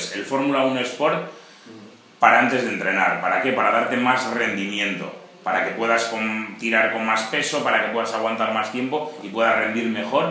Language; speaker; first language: Spanish; native; Spanish